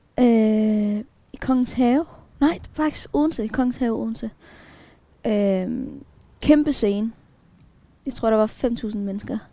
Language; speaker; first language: Danish; early bilingual, other home language; Arabic